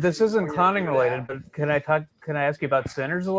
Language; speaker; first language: English; native; English